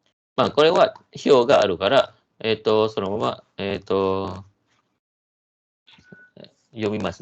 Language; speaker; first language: Japanese; non-native, fluent; Malay